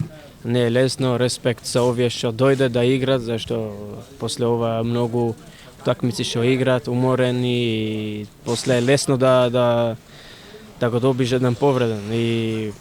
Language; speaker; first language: Macedonian; non-native, fluent; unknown